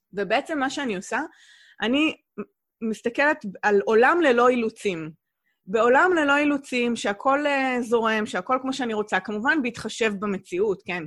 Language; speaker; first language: Hebrew; native; Hebrew